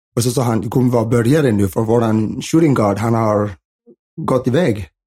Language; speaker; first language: Swedish; early bilingual, other home language; Somali